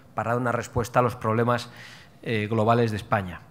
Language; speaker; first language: Spanish; native; Spanish